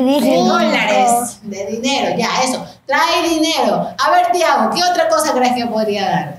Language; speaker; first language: Spanish; native; Spanish